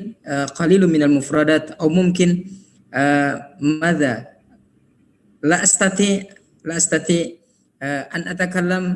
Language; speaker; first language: Arabic; non-native, learner; Indonesian